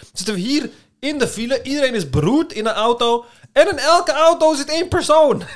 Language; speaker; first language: Dutch; early bilingual, other home language; Turkish